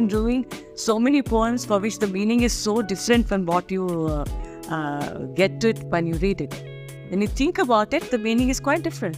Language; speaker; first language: English; non-native, local second language; Kannada